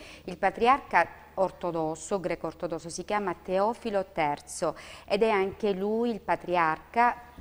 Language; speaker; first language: Italian; native; Italian